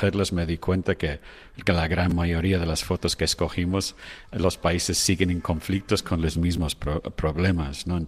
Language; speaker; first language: Spanish; non-native, fluent; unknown